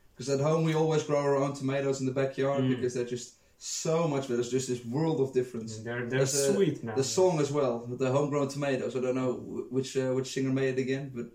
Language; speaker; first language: English; non-native, fluent; Dutch